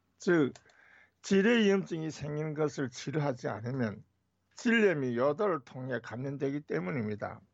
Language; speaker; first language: Korean; native; Korean